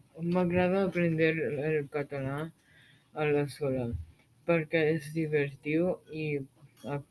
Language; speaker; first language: Catalan; non-native, learner; English